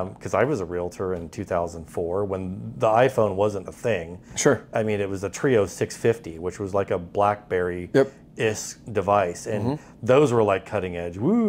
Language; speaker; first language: English; native; English